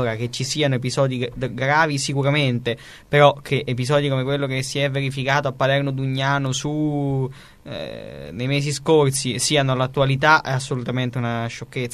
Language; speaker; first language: Italian; native; Italian